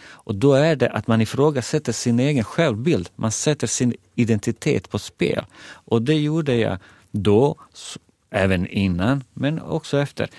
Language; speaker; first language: Swedish; non-native, fluent; Bosnian